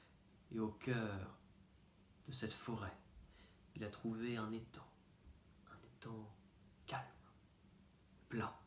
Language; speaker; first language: French; native; French